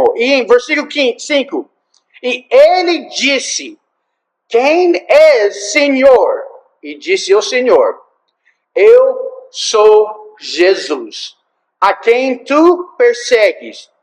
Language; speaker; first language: Portuguese; non-native, fluent; English